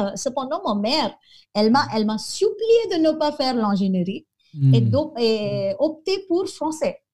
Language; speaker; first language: French; non-native, fluent; Konkani